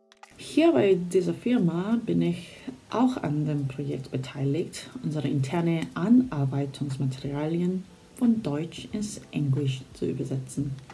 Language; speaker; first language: German; non-native, fluent; Korean